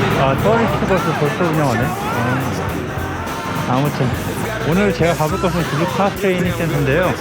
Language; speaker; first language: Korean; native; Korean